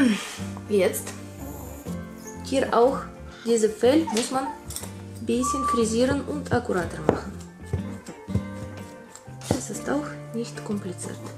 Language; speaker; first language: German; non-native, learner; Russian